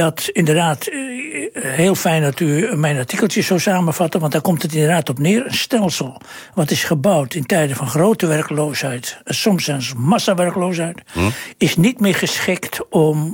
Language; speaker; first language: Dutch; native; Dutch